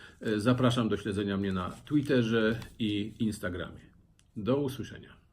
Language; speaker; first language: Polish; native; Polish